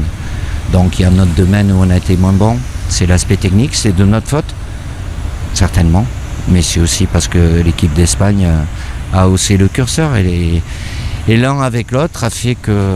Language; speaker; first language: French; native; French